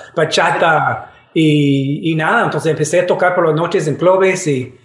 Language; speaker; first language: Spanish; non-native, fluent; English